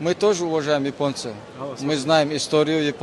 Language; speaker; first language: Russian; non-native, local second language; Chechen